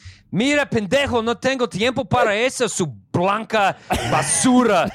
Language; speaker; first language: Spanish; non-native, fluent; English